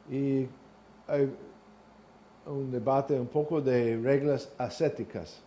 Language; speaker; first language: Spanish; non-native, learner; English